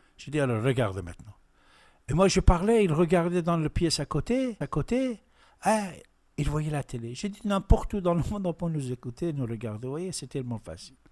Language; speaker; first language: French; non-native, fluent; Persian